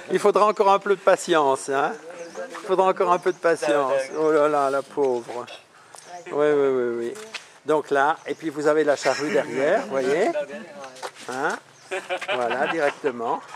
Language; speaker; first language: French; native; French